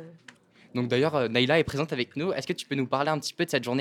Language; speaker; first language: French; native; French